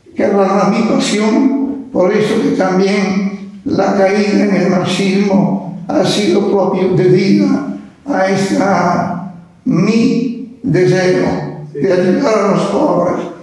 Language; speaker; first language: Spanish; non-native, fluent; Italian